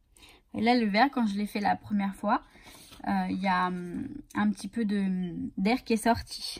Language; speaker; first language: French; native; French